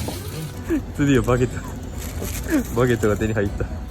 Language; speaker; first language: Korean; non-native, fluent; Japanese